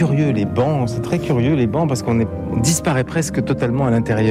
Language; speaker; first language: French; native; French